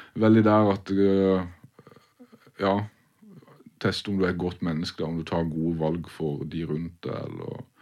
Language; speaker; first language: Norwegian; native; Norwegian